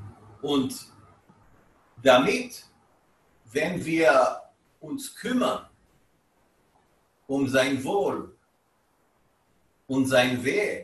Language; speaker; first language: German; non-native, fluent; Hebrew